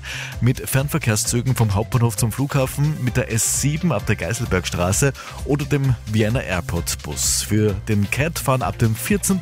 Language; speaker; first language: German; native; German